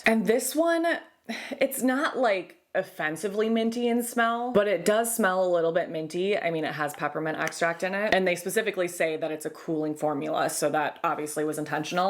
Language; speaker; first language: English; native; English